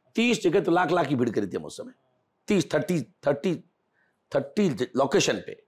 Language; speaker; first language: Hindi; native; Hindi